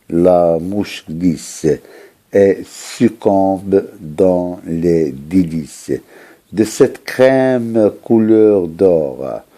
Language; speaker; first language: French; non-native, local second language; Arabic